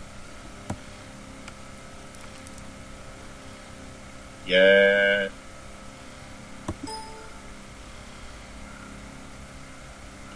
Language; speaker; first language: English; non-native, learner; Spanish